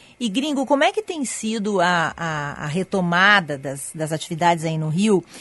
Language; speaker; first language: Portuguese; native; Portuguese